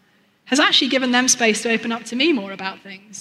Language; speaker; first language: English; native; English